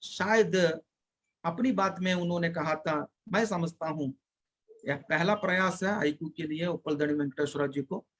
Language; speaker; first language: Hindi; non-native, local second language; Telugu